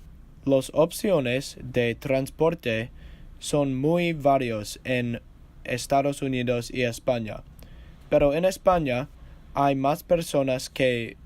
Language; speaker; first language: Spanish; non-native, learner; English